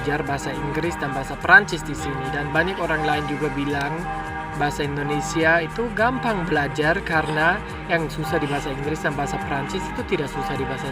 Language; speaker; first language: Indonesian; non-native, fluent; German